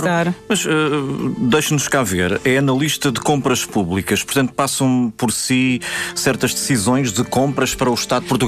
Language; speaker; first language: Portuguese; native; Portuguese